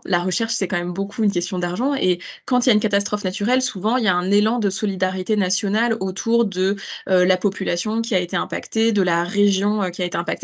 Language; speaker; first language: French; native; French